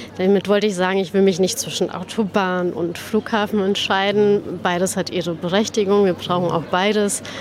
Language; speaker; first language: German; early bilingual, other home language; Persian